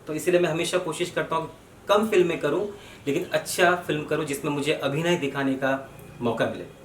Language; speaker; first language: Hindi; non-native, local second language; Bangla